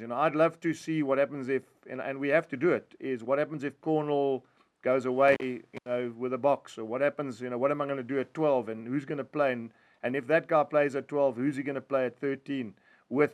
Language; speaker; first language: English; native; English